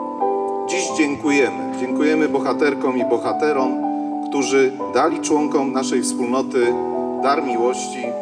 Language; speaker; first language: Polish; native; Polish